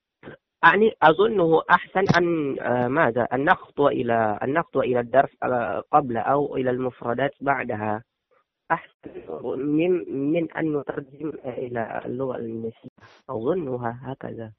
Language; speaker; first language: Arabic; non-native, learner; Indonesian